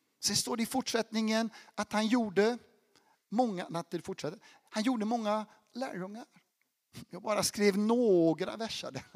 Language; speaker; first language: Swedish; non-native, fluent; Portuguese